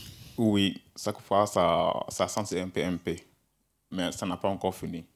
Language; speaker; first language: French; non-native, learner; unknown